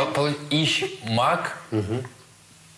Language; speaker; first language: German; non-native, learner; Russian